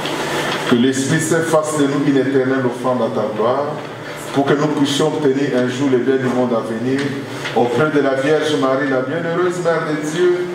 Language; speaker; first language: French; non-native, local second language; Lingala